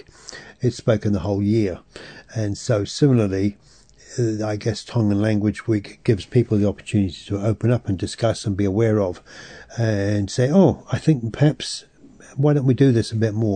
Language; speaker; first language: English; native; English